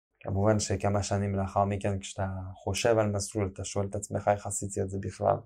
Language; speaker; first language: Hebrew; non-native, fluent; French